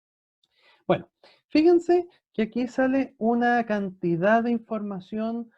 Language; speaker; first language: Spanish; native; Spanish